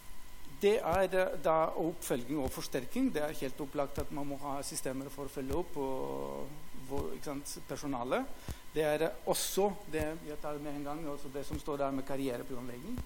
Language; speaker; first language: Norwegian; non-native, fluent; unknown